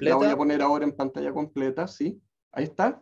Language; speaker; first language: Spanish; native; Spanish